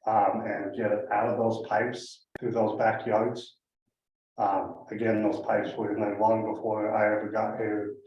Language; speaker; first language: English; native; English